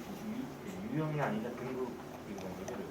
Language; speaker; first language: Korean; native; Korean